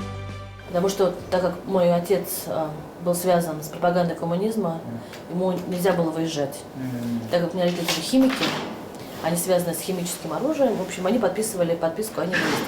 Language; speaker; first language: Russian; native; Russian